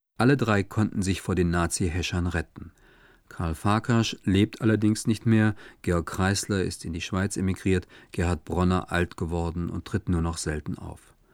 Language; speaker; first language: German; native; German